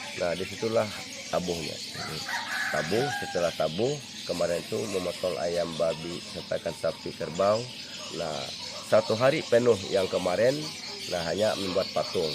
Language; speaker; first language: Indonesian; non-native, local second language; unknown